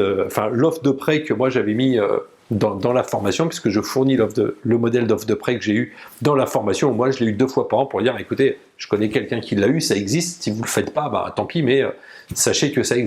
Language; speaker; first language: French; native; French